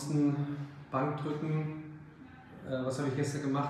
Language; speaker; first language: German; native; German